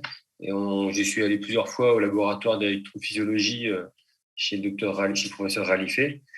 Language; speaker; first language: French; native; French